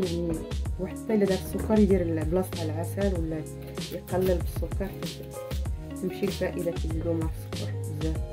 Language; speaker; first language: Arabic; native; Arabic